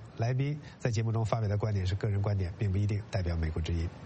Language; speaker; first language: Chinese; native; Chinese